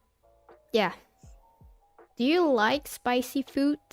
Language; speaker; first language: English; non-native, fluent; Indonesian